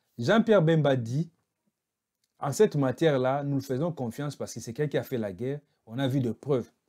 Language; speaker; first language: French; non-native, local second language; Lingala